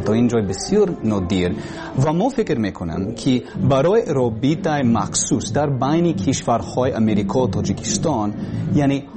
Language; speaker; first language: Persian; non-native, learner; English